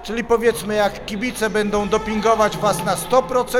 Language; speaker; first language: Polish; native; Polish